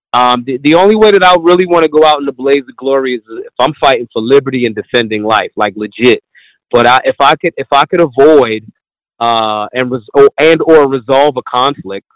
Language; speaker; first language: English; native; English